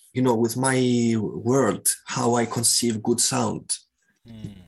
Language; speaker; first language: English; non-native, fluent; Greek